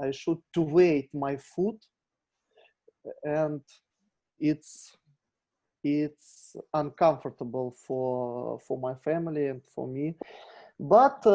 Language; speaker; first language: English; non-native, learner; Russian